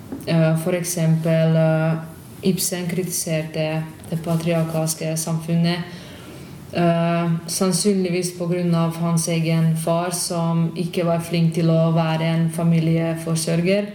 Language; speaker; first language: Norwegian; non-native, fluent; Hungarian